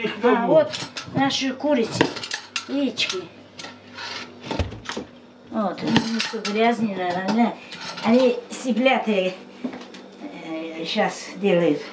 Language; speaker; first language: Russian; non-native, local second language; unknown